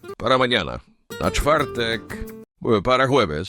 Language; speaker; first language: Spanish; non-native, fluent; Polish